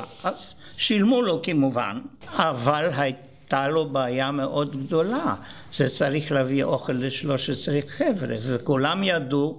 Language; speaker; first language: Hebrew; non-native, fluent; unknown